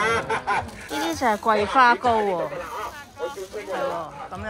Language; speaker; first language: Chinese; native; Chinese